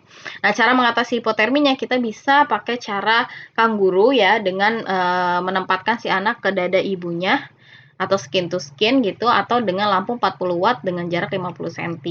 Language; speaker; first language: Indonesian; native; Indonesian